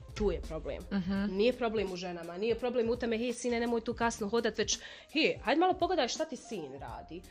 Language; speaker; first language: Croatian; non-native, fluent; Arabic